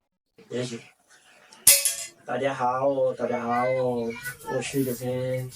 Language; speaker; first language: Chinese; non-native, learner; French